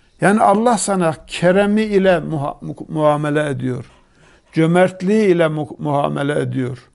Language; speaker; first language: Turkish; native; Turkish